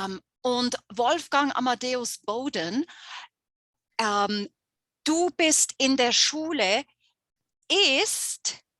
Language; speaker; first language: German; non-native, fluent; English